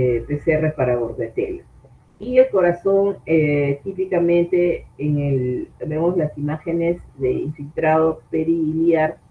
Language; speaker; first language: Spanish; native; Spanish